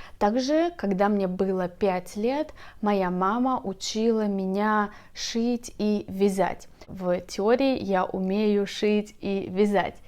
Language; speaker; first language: Russian; native; Russian